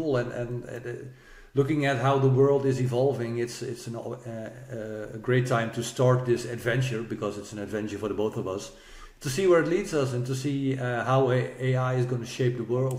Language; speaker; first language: English; non-native, fluent; Dutch